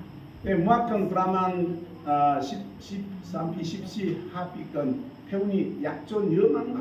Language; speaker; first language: Thai; non-native, learner; Korean